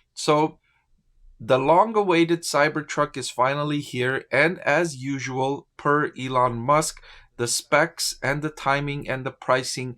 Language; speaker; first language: English; native; English